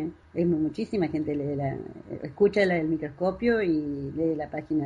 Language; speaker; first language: Spanish; native; Spanish